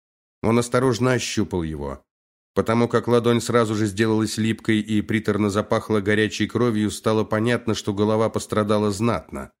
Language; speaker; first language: Russian; native; Russian